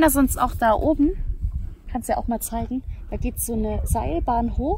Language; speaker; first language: German; native; German